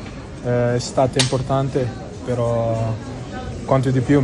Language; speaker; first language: Italian; non-native, fluent; Portuguese